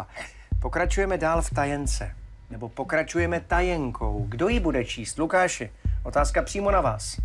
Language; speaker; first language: Czech; native; Czech